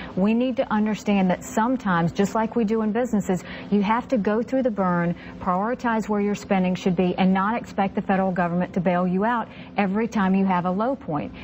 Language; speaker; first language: English; native; English